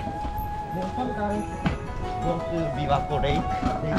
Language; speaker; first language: English; non-native, learner; Japanese